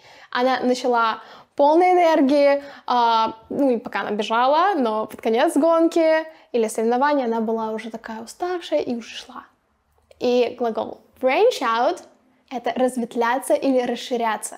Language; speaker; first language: Russian; native; Russian